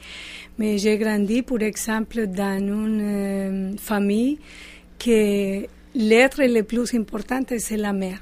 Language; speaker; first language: French; non-native, fluent; Spanish